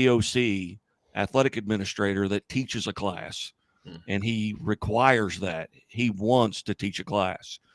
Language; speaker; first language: English; native; English